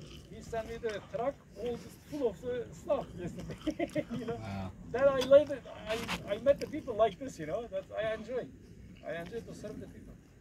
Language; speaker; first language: English; non-native, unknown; Kurdish